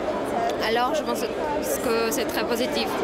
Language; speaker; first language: French; non-native, fluent; Polish